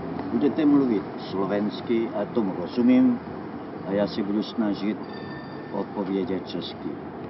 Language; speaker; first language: Czech; non-native, fluent; Indonesian